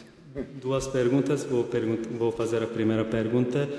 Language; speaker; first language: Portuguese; non-native, fluent; Turkish